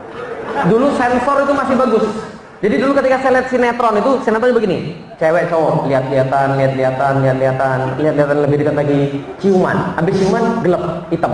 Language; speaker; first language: Indonesian; native; Indonesian